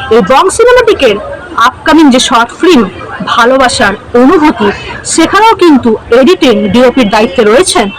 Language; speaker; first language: Bangla; native; Bangla